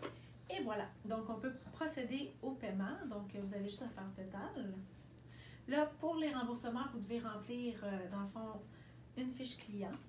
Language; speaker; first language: French; native; French